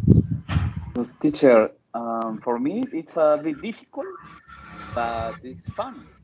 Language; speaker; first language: English; non-native, learner; Spanish